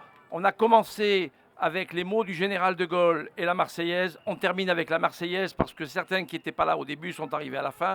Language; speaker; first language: French; native; French